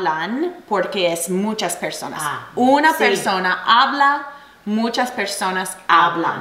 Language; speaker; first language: Spanish; non-native, fluent; English